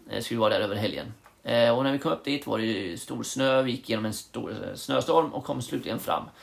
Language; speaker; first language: Swedish; early bilingual, other home language; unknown